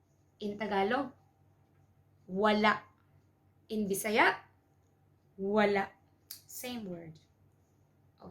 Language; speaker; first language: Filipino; non-native, local second language; Cebuano